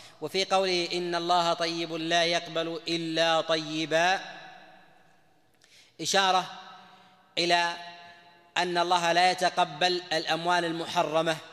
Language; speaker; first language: Arabic; native; Arabic